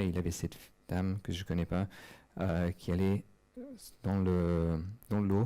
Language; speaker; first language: French; non-native, fluent; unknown